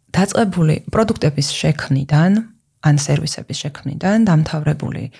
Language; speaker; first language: Georgian; native; Georgian